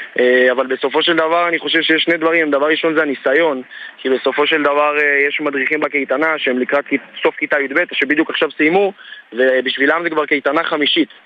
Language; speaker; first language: Hebrew; native; Hebrew